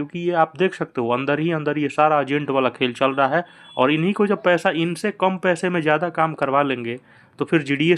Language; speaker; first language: Hindi; native; Hindi